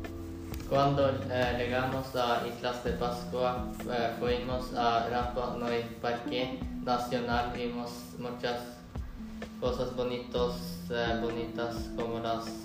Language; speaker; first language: Spanish; non-native, learner; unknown